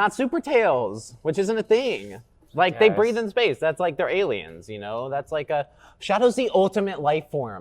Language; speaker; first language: English; native; English